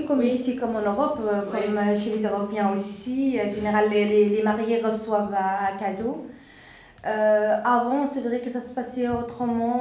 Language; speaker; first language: French; non-native, local second language; Arabic